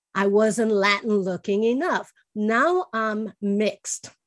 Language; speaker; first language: English; early bilingual, other home language; Spanish